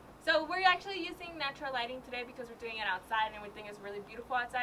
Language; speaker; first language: English; early bilingual, other home language; Spanish